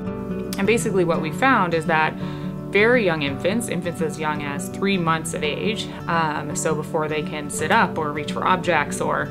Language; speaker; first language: English; native; English